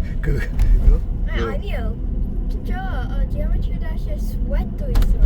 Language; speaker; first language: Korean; early bilingual, heritage; English